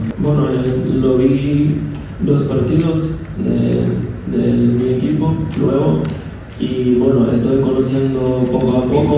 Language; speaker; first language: Spanish; non-native, fluent; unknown